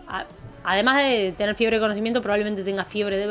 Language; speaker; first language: Spanish; native; Spanish